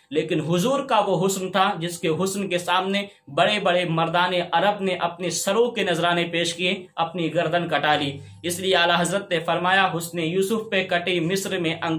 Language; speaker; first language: Urdu; native; Urdu